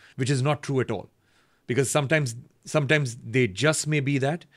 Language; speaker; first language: English; native; English